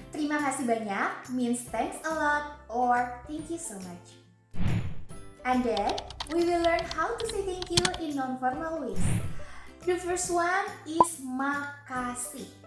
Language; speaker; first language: English; non-native, fluent; Indonesian